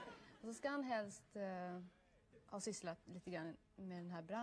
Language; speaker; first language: Swedish; native; Swedish